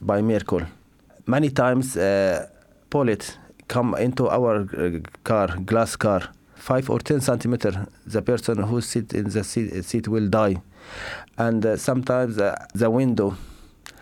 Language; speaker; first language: English; non-native, learner; Arabic